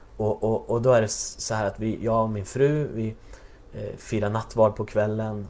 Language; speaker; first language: Swedish; native; Swedish